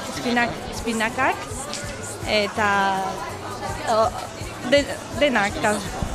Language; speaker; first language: Basque; non-native, learner; Arabic